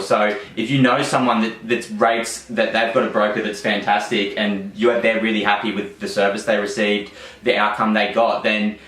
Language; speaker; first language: English; native; English